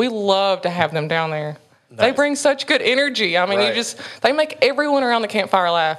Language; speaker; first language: English; native; English